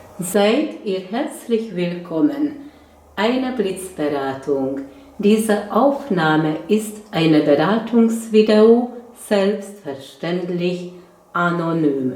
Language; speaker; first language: German; non-native, fluent; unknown